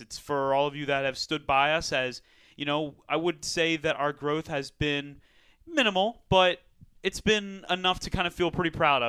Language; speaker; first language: English; native; English